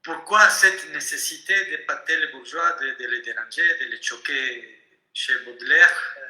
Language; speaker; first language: French; non-native, fluent; Spanish